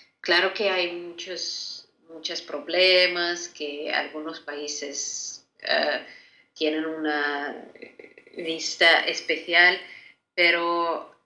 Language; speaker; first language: Spanish; non-native, fluent; Ukrainian